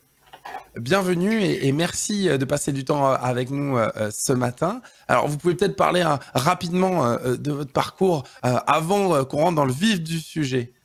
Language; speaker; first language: French; native; French